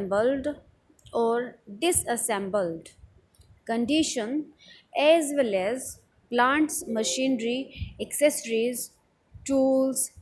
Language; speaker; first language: English; non-native, local second language; Hindi